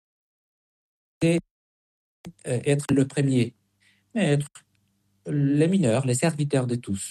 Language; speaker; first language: French; non-native, fluent; Spanish